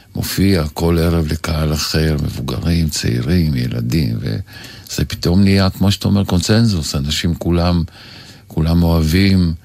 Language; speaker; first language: Hebrew; early bilingual, other home language; Polish